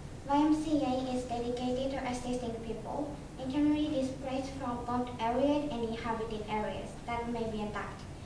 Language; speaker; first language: English; non-native, fluent; Japanese